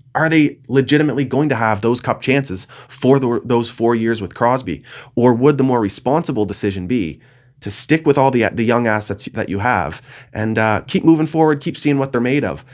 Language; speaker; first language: English; native; English